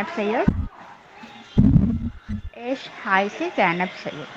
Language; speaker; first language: German; non-native, learner; Urdu